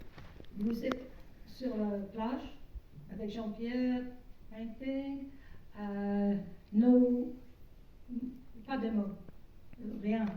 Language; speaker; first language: French; non-native, learner; English